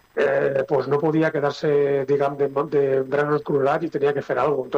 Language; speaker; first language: Catalan; native; Catalan